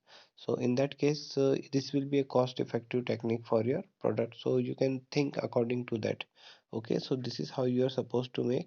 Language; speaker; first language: English; non-native, local second language; Hindi